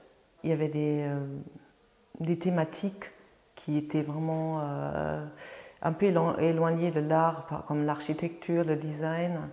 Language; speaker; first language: French; non-native, fluent; German